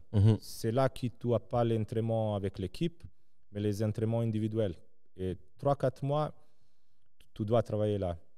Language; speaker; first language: French; non-native, local second language; Serbian